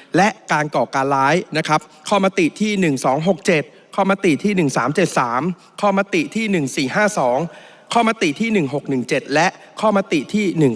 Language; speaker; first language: Thai; native; Thai